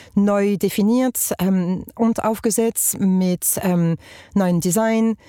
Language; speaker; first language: German; non-native, fluent; French